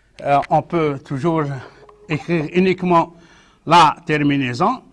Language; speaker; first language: French; non-native, local second language; Arabic